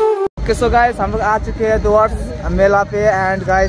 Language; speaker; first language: Hindi; non-native, local second language; Nepali